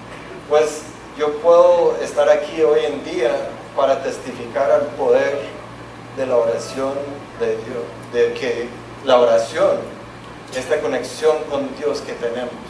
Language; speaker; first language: Spanish; non-native, fluent; English